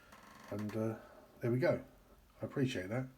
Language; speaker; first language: English; native; English